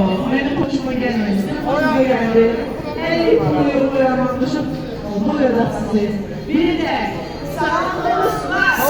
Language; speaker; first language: Turkish; non-native, learner; Azerbaijani